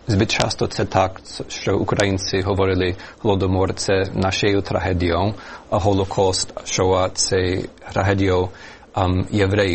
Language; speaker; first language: Ukrainian; non-native, fluent; English